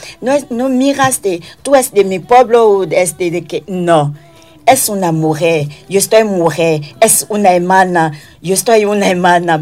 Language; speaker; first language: Spanish; non-native, learner; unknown